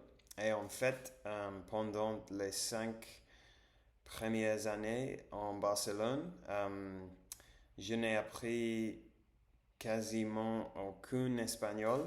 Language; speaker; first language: French; non-native, learner; English